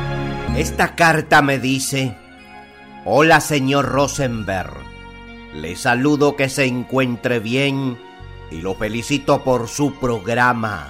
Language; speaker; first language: Spanish; native; Spanish